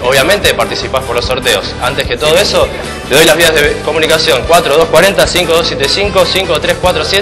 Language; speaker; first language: Spanish; native; Spanish